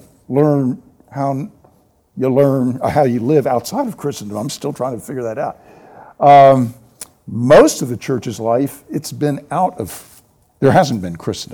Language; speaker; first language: English; native; English